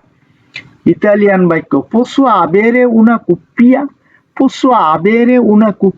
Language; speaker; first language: Italian; non-native, learner; Bangla